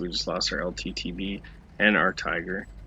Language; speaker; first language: English; native; English